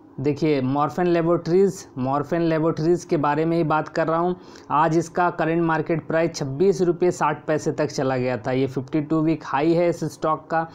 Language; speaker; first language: Hindi; native; Hindi